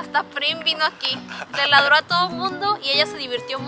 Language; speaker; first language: Spanish; native; Spanish